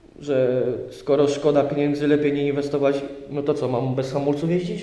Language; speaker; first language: Polish; native; Polish